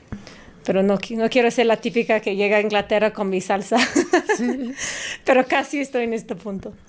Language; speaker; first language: Spanish; non-native, fluent; English